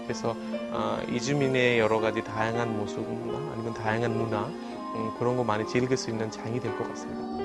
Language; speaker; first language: Korean; non-native, fluent; Bangla